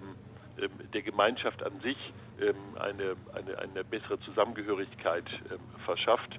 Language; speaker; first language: German; native; German